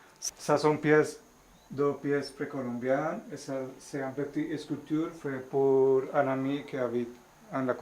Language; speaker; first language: French; non-native, learner; Spanish